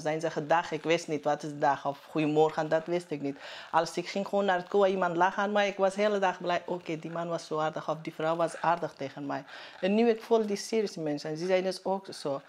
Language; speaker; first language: Dutch; non-native, learner; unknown